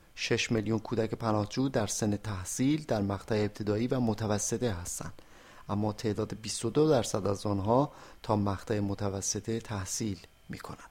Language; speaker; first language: Persian; native; Persian